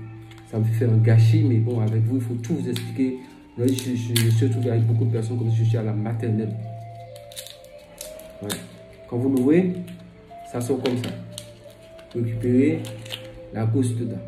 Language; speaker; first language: French; non-native, local second language; Fon